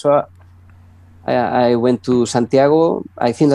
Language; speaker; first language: English; non-native, learner; Spanish